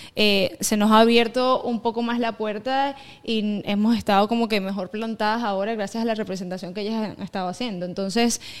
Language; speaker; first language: Spanish; native; Spanish